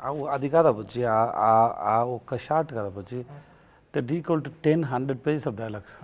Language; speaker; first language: Telugu; non-native, learner; Tamil